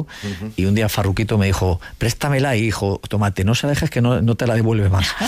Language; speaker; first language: Spanish; native; Spanish